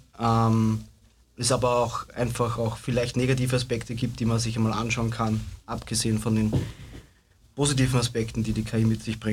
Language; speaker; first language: German; native; German